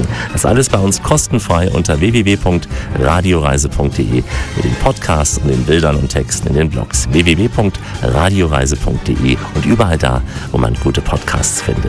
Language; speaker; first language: German; native; German